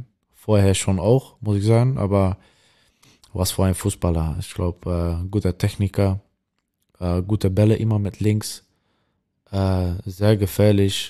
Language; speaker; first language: German; non-native, learner; Dutch